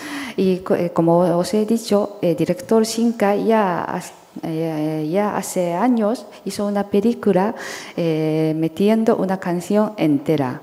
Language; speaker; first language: Spanish; non-native, fluent; Japanese